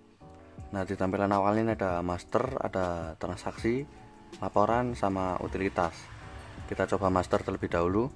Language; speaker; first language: Indonesian; native; Indonesian